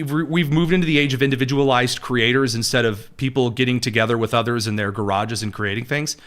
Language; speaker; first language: English; native; English